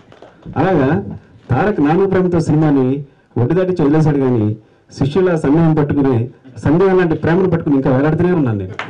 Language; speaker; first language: Telugu; native; Telugu